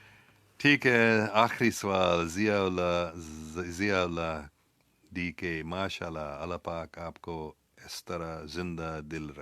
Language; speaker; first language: Hindi; non-native, local second language; English